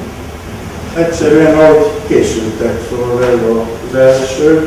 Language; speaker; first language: Hungarian; non-native, local second language; Romanian